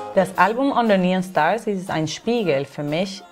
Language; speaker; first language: German; non-native, fluent; Spanish